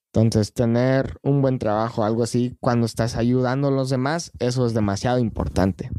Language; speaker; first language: Spanish; non-native, fluent; English